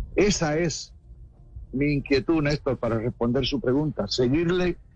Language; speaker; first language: Spanish; native; Spanish